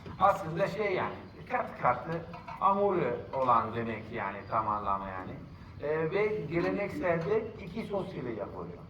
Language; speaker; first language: Turkish; non-native, fluent; Italian